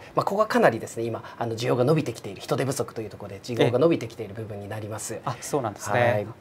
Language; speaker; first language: Japanese; native; Japanese